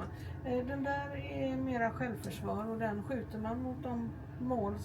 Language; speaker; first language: Swedish; native; Swedish